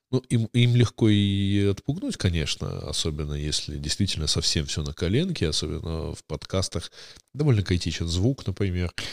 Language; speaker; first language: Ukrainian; non-native, local second language; Russian